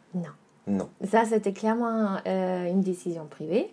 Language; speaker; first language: French; non-native, fluent; German